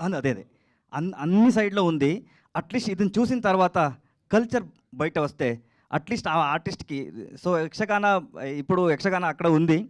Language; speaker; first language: Telugu; non-native, learner; Kannada